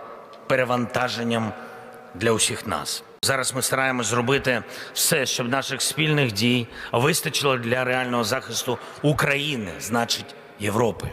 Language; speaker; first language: Ukrainian; non-native, local second language; Russian